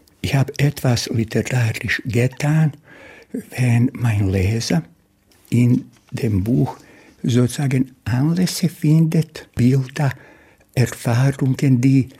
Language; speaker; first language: German; non-native, fluent; Bosnian